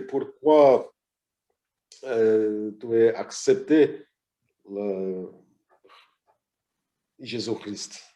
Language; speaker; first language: French; non-native, learner; English